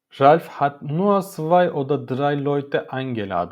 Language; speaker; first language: German; non-native, learner; Turkish